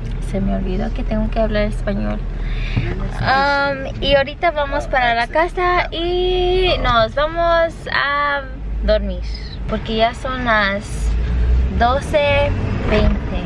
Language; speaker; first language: Spanish; early bilingual, heritage; Spanish